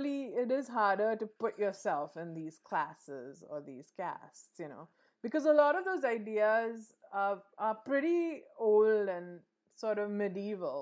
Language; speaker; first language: English; native; English